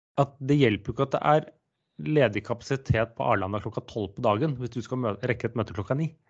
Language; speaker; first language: Norwegian; native; Norwegian